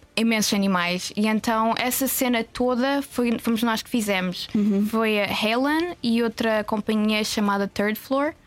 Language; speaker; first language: Portuguese; native; Portuguese